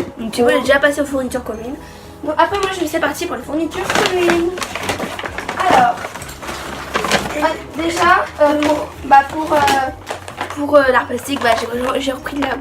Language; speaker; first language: French; native; French